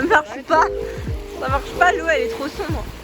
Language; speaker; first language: French; native; French